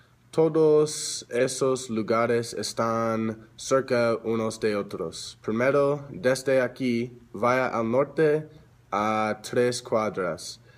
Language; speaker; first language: Spanish; non-native, learner; English